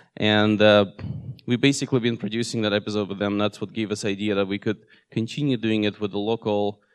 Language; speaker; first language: English; non-native, fluent; Russian